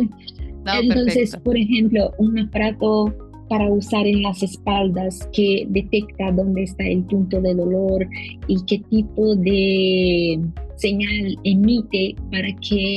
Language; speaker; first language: Spanish; non-native, fluent; Portuguese